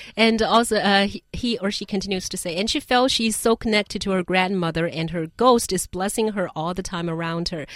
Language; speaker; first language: English; non-native, fluent; Chinese